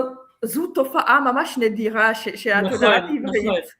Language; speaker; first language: Hebrew; non-native, fluent; Czech